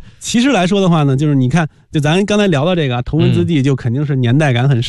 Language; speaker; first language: Chinese; native; Chinese